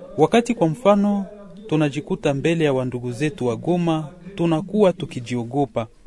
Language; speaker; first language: Swahili; non-native, local second language; Kinyarwanda